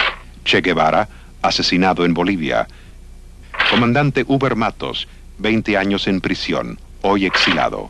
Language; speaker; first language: Spanish; native; Spanish